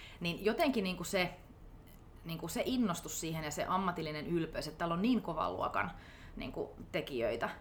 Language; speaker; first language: Finnish; native; Finnish